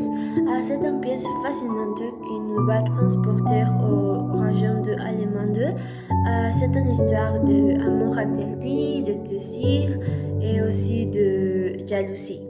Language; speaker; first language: French; non-native, learner; Spanish